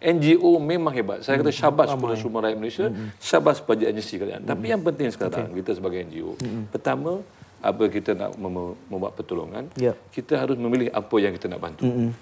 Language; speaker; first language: Malay; native; Malay